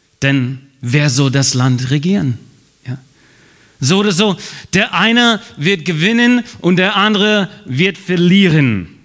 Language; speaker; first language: German; non-native, fluent; English